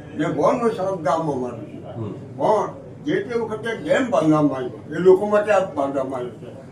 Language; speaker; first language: Gujarati; non-native, local second language; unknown